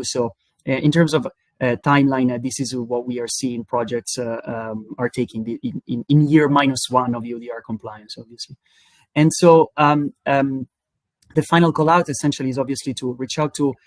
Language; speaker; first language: English; non-native, fluent; Italian